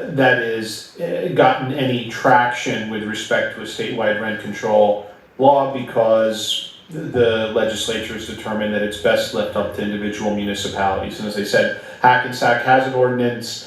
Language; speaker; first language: English; native; English